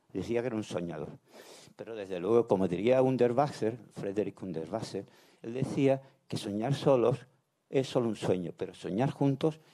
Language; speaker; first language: Spanish; native; Spanish